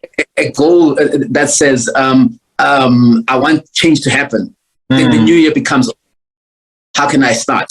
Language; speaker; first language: English; non-native, local second language; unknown